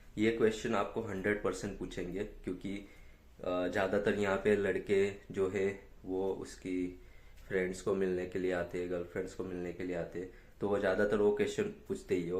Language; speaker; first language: Hindi; non-native, local second language; Gujarati